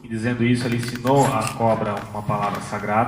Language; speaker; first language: Portuguese; native; Portuguese